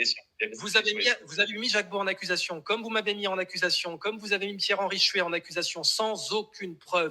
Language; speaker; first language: French; native; French